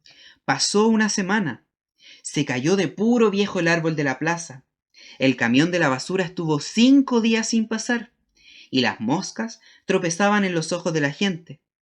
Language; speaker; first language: Spanish; native; Spanish